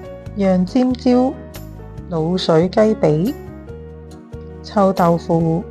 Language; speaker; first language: Chinese; native; Chinese